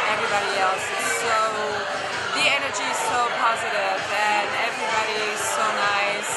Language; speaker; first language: English; non-native, fluent; Arabic